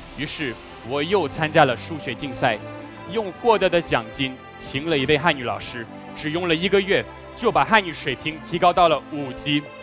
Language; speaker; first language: Chinese; non-native, fluent; French